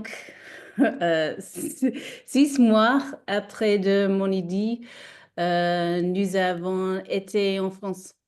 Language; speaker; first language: French; non-native, learner; English